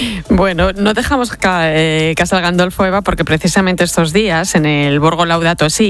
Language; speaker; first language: Spanish; native; Spanish